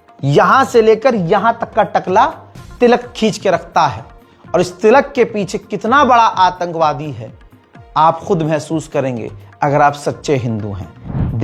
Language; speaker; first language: Hindi; native; Hindi